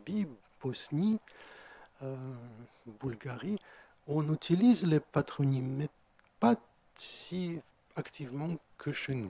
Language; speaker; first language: French; non-native, fluent; Russian